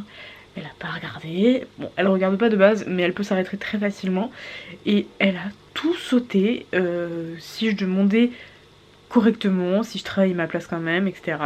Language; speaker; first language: French; native; French